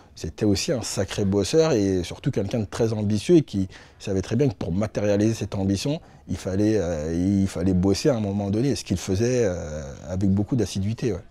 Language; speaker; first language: French; native; French